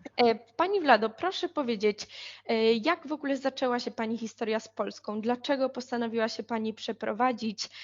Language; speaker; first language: Polish; native; Polish